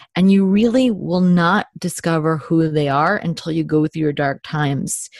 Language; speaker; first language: English; native; English